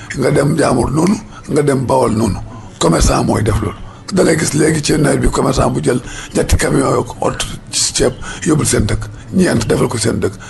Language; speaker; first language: Wolof; native; Wolof